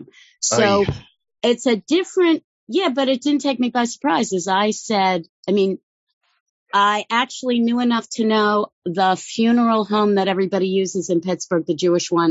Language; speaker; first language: English; native; English